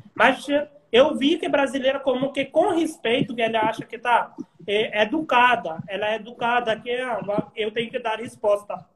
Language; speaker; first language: Portuguese; non-native, learner; Hindi